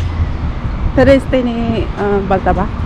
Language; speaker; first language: Czech; non-native, learner; Filipino